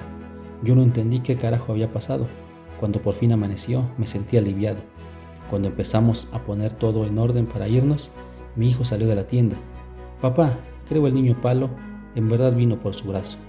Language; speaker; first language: Spanish; native; Spanish